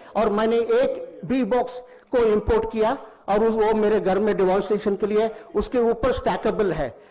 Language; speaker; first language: Hindi; non-native, local second language; Tamil